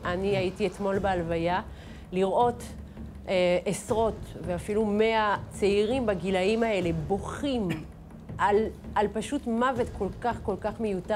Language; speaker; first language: Hebrew; non-native, fluent; French